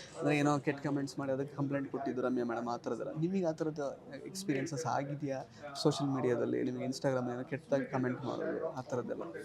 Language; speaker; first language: Kannada; native; Kannada